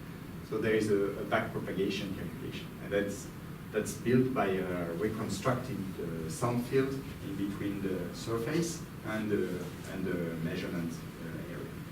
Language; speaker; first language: English; non-native, fluent; French